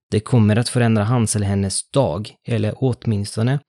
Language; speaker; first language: Swedish; non-native, fluent; Italian